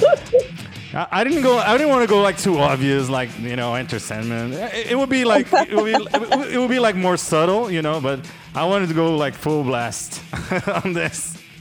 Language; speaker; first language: English; non-native, fluent; Portuguese